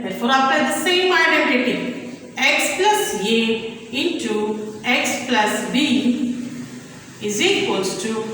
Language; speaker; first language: English; non-native, local second language; Kannada